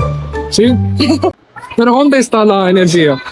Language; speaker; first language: Spanish; non-native, learner; Arabic